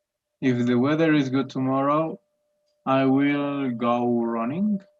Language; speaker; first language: English; non-native, learner; Spanish